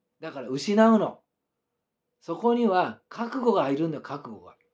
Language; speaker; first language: Japanese; native; Japanese